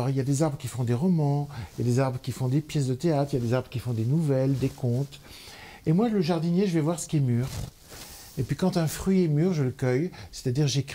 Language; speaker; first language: French; native; French